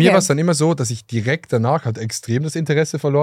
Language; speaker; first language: German; native; German